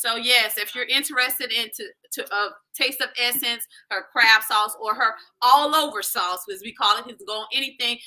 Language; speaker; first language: English; native; English